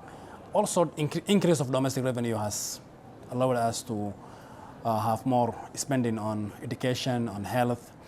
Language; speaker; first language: English; non-native, local second language; Somali